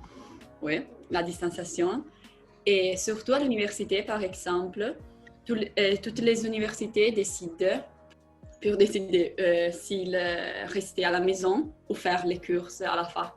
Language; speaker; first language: French; non-native, learner; Italian